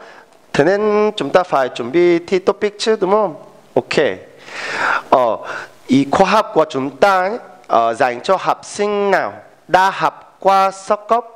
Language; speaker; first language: Vietnamese; non-native, fluent; Korean